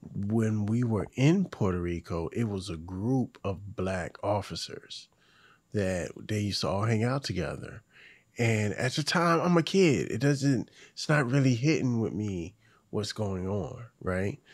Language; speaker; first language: English; native; English